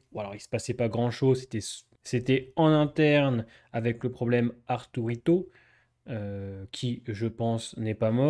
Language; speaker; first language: French; native; French